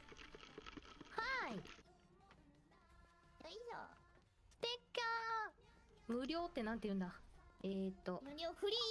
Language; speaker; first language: Japanese; native; Japanese